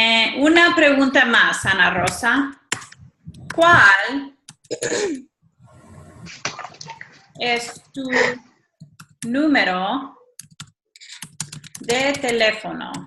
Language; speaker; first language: Spanish; non-native, fluent; English